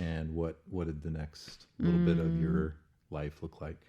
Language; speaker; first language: English; native; English